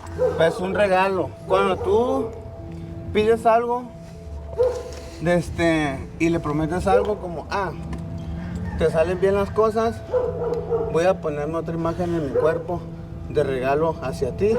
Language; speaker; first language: Spanish; native; Spanish